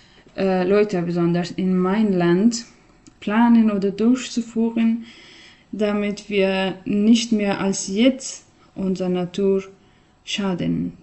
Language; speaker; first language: German; non-native, fluent; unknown